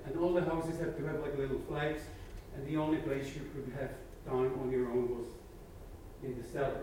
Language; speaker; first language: English; non-native, fluent; Czech